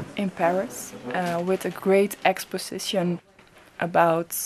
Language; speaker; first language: English; non-native, fluent; Dutch